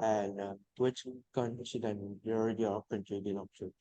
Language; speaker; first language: English; non-native, learner; Vietnamese